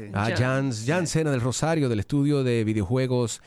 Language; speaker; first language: Spanish; native; Spanish